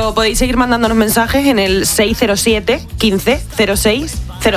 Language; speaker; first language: Spanish; native; Spanish